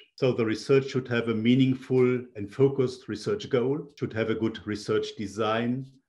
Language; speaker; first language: English; non-native, fluent; German